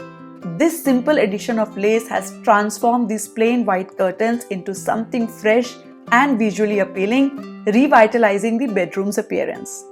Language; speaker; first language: English; non-native, local second language; Hindi